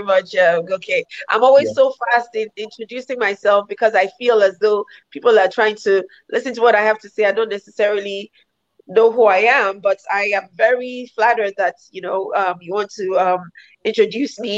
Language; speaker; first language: English; non-native, local second language; Yoruba